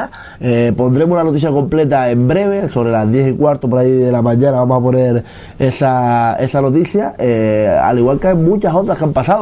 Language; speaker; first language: Spanish; native; Spanish